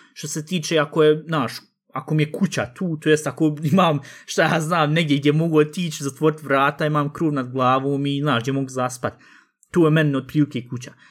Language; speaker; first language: Bosnian; early bilingual, heritage; Bosnian